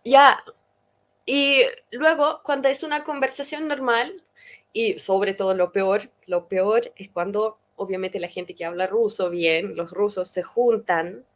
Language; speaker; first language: Spanish; non-native, fluent; Russian